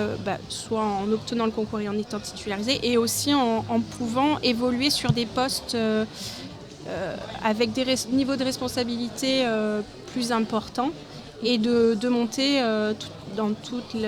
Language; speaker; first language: French; native; French